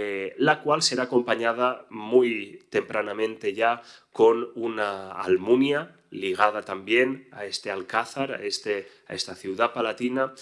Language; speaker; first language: Spanish; native; Spanish